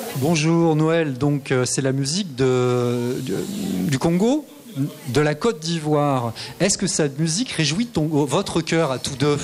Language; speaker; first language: French; native; French